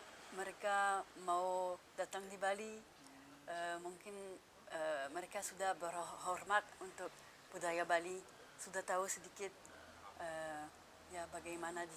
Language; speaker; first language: Indonesian; non-native, fluent; French